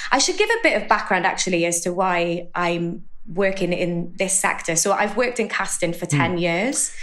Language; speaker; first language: English; native; English